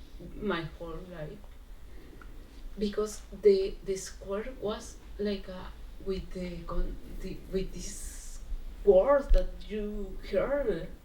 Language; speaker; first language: English; non-native, learner; Spanish